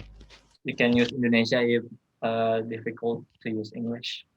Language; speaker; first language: English; non-native, learner; Indonesian